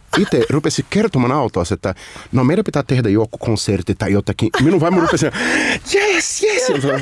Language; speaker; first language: Finnish; non-native, learner; Portuguese